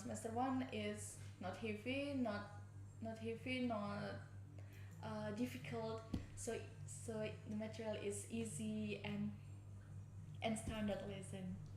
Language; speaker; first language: English; non-native, learner; Indonesian